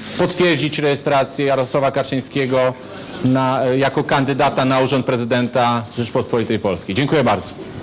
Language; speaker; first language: Polish; native; Polish